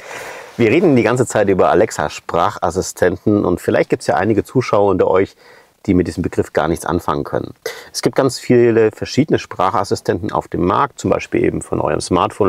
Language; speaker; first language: German; native; German